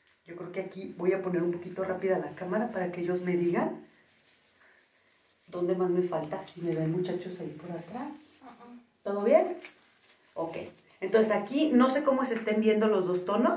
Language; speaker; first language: Spanish; native; Spanish